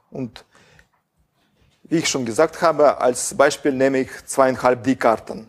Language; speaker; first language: German; non-native, fluent; Russian